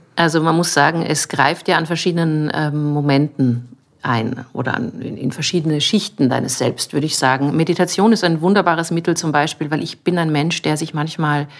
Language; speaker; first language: German; native; German